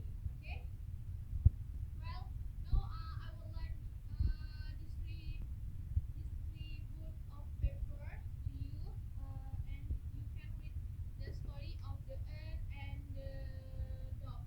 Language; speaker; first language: English; non-native, learner; Indonesian